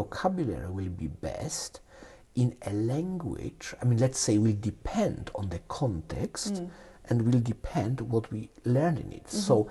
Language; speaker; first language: English; non-native, fluent; Polish